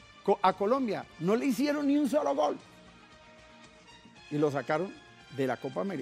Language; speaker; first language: Spanish; native; Spanish